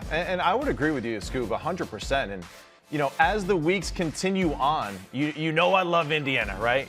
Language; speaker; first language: English; native; English